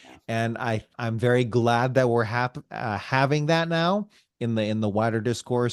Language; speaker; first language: English; native; English